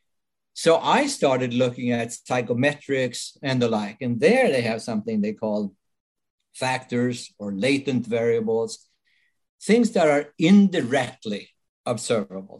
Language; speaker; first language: English; non-native, fluent; Swedish